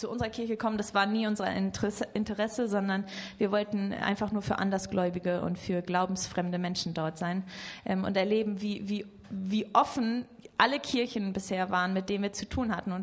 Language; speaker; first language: German; native; German